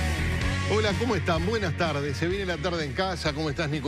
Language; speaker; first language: Spanish; native; Spanish